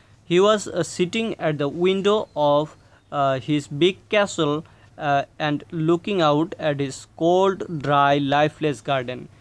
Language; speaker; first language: English; non-native, local second language; Bangla